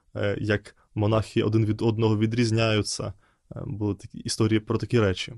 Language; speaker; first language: Ukrainian; non-native, fluent; Russian